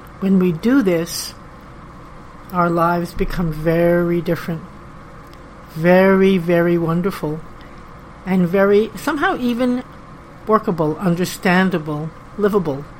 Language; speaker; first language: English; native; English